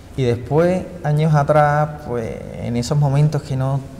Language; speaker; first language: Spanish; native; Spanish